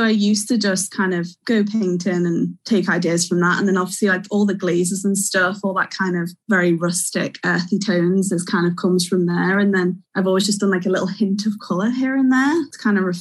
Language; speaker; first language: English; native; English